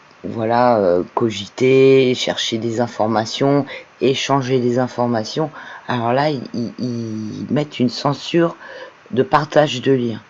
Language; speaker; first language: French; native; French